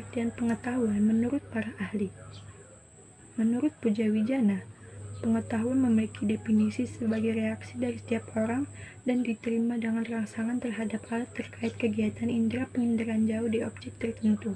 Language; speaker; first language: Indonesian; native; Indonesian